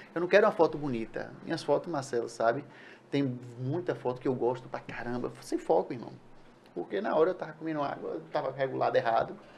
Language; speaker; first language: Portuguese; native; Portuguese